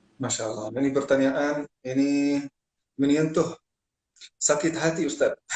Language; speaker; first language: Indonesian; non-native, fluent; Arabic